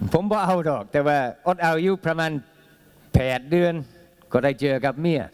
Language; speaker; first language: Thai; non-native, fluent; English